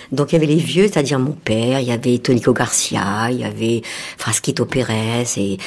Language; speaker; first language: French; native; French